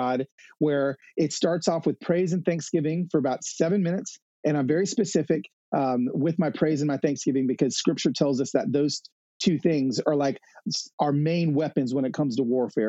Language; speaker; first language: English; native; English